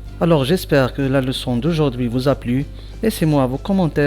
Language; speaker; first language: French; non-native, local second language; Arabic